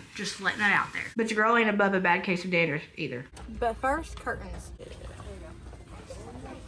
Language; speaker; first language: English; native; English